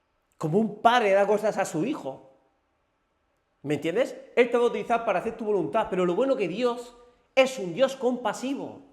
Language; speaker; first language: Spanish; native; Spanish